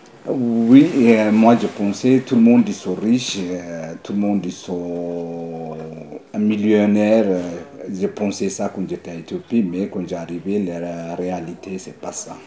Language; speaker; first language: French; non-native, learner; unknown